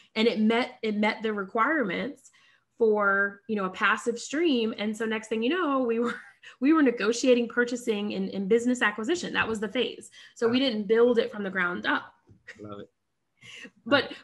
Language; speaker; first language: English; native; English